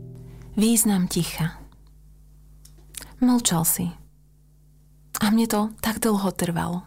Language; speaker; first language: Slovak; native; Slovak